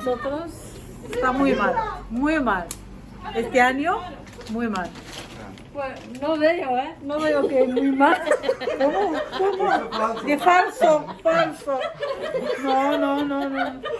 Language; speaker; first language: Spanish; non-native, learner; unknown